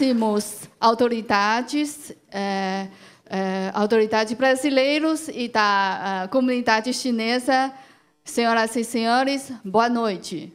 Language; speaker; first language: Portuguese; non-native, learner; Chinese